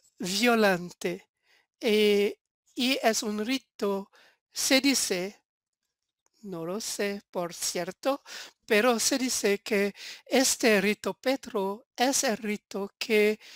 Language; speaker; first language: Spanish; non-native, fluent; French